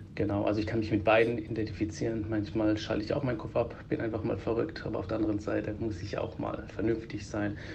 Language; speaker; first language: German; early bilingual, heritage; Greek